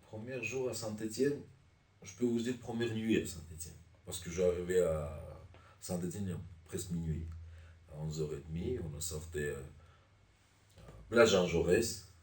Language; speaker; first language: French; non-native, learner; Armenian